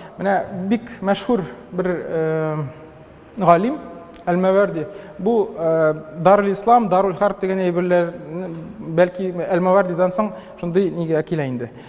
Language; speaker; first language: Tatar; native; Tatar